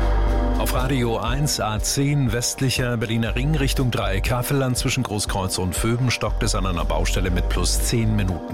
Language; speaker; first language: German; native; German